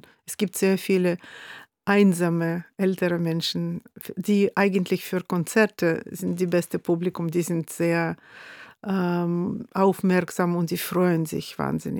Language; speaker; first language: German; non-native, fluent; Russian